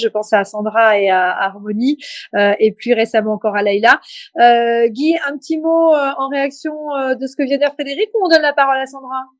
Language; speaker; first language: French; native; French